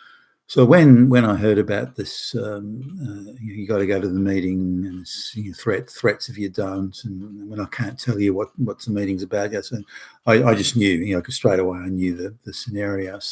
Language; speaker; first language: English; native; English